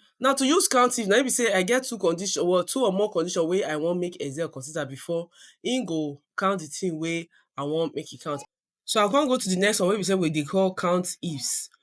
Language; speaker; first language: Nigerian Pidgin; non-native, local second language; Yoruba